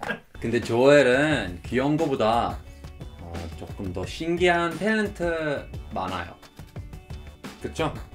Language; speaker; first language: Korean; non-native, fluent; English